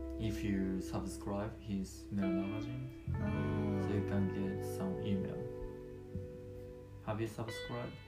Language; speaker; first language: English; non-native, learner; Japanese